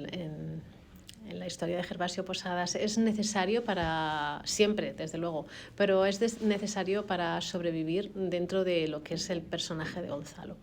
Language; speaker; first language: Spanish; native; Spanish